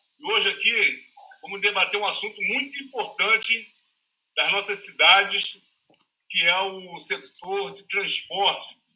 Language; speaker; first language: Portuguese; native; Portuguese